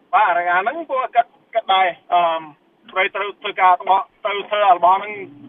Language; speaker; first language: Khmer; early bilingual, heritage; Khmer